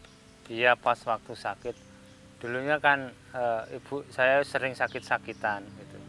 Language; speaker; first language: Indonesian; non-native, local second language; Javanese